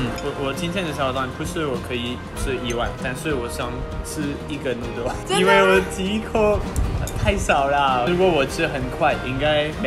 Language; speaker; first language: Chinese; non-native, learner; French